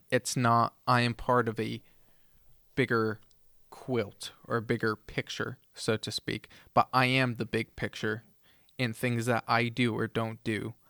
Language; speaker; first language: English; native; English